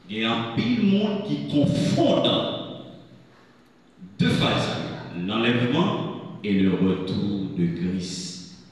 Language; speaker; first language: French; non-native, local second language; Haitian Creole